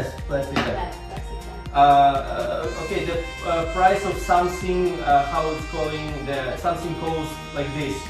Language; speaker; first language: English; non-native, learner; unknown